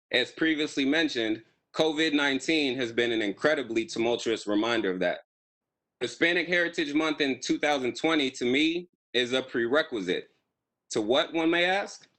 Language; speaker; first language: English; native; English